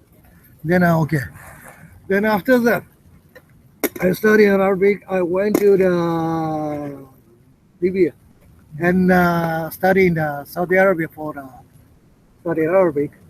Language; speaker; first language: English; non-native, learner; Japanese